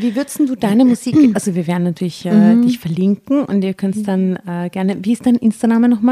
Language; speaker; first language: German; native; German